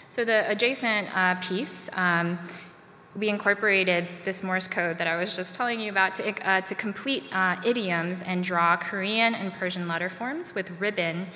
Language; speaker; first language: English; native; English